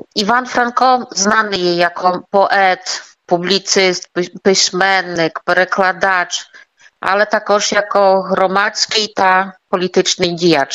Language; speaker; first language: Ukrainian; early bilingual, heritage; Ukrainian